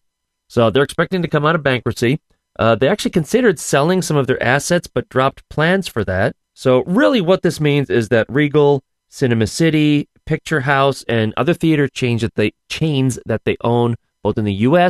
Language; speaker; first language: English; native; English